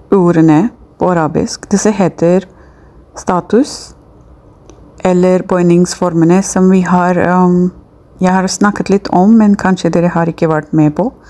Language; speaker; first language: Norwegian; non-native, fluent; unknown